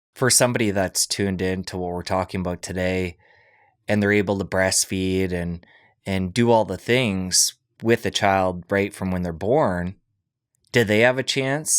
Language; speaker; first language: English; native; English